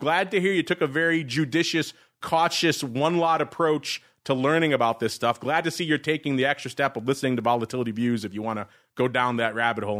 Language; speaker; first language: English; native; English